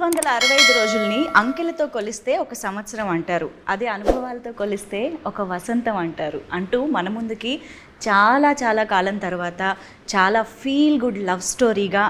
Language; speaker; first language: Telugu; native; Telugu